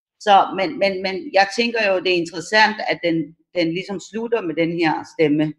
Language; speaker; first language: Danish; early bilingual, other home language; Persian